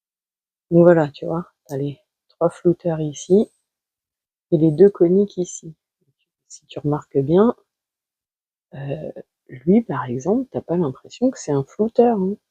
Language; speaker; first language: French; native; French